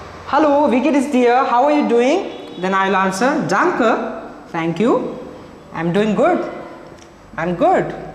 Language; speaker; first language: English; non-native, local second language; Marathi